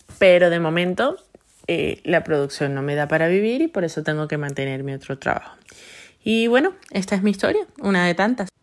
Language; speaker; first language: Spanish; native; Spanish